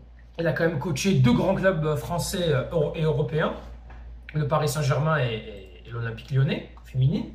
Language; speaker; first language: French; native; French